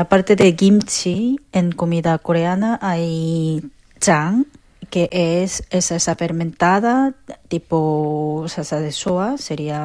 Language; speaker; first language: Spanish; non-native, learner; Korean